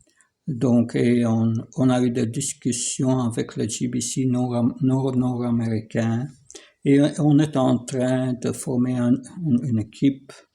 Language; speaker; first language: French; non-native, fluent; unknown